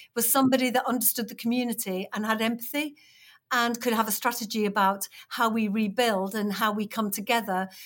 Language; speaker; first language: English; native; English